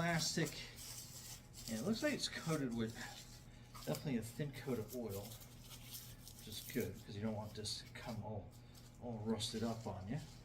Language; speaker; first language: English; native; English